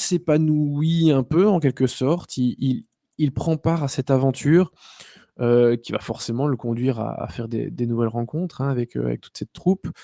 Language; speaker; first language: French; native; French